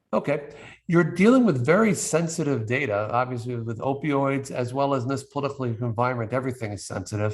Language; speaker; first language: English; native; English